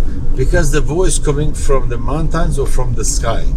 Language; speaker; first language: English; non-native, learner; Albanian